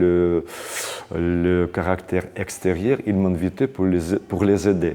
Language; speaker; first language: French; non-native, fluent; Russian